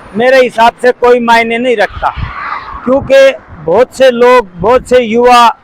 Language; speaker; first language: Hindi; native; Hindi